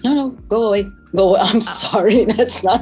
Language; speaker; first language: English; non-native, fluent; Portuguese